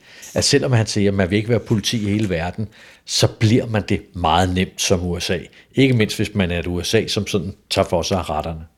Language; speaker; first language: Danish; native; Danish